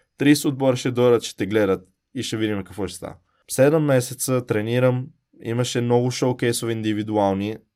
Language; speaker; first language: Bulgarian; early bilingual, heritage; Bulgarian